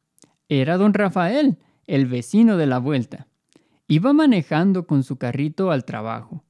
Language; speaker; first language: Spanish; native; Spanish